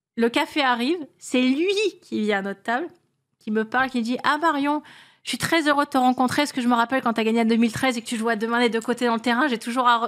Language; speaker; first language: French; native; French